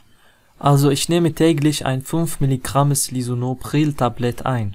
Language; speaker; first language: German; non-native, fluent; Arabic